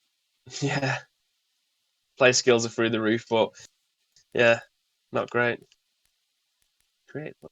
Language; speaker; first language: English; native; English